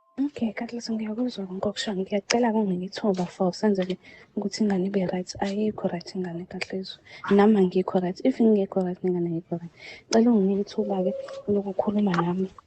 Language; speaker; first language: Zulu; native; Zulu